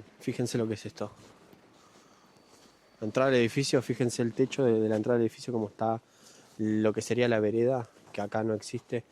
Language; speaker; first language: Spanish; native; Spanish